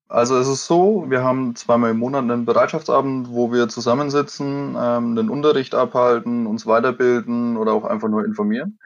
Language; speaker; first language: German; native; German